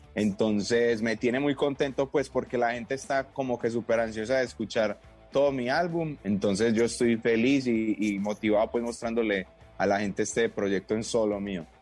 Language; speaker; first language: Spanish; native; Spanish